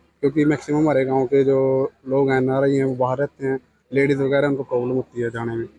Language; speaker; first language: Hindi; native; Hindi